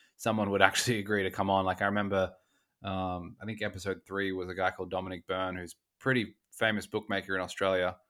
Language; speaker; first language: English; native; English